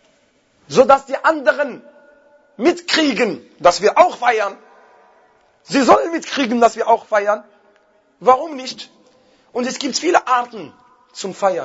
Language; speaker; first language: German; non-native, fluent; Arabic